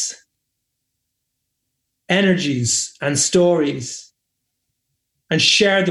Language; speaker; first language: English; native; English